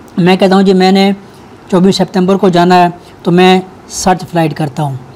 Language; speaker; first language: Urdu; non-native, local second language; Punjabi